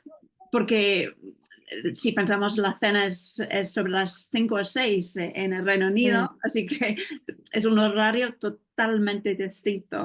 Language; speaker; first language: Spanish; non-native, fluent; English